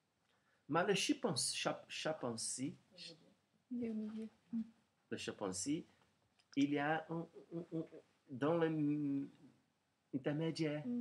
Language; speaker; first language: French; non-native, learner; Portuguese